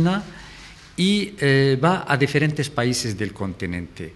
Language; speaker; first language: Spanish; non-native, fluent; Arabic